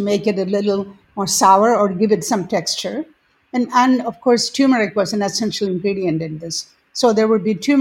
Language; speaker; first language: English; non-native, local second language; Malayalam